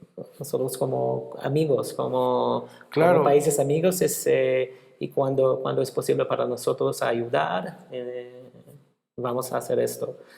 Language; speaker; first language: Spanish; non-native, fluent; Hebrew